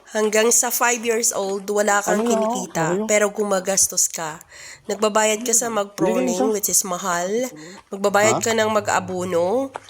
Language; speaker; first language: Filipino; non-native, local second language; Hiligaynon